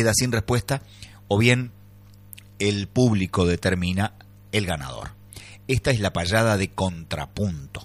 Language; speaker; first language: Spanish; native; Spanish